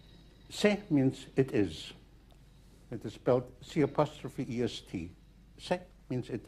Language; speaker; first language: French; non-native, fluent; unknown